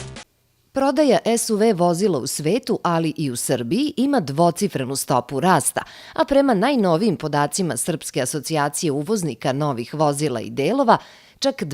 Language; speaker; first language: Serbian; native; Serbian